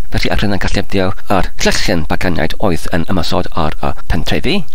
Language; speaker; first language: Welsh; non-native, learner; English